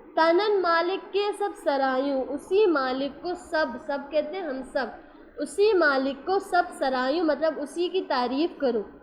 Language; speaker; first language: Urdu; native; Urdu